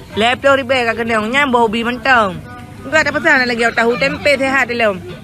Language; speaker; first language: Malay; non-native, local second language; Achinese